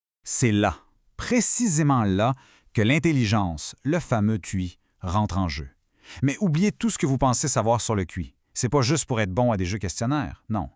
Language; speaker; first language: French; native; French